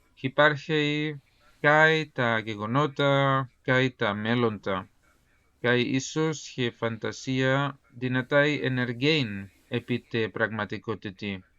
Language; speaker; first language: Greek; non-native, fluent; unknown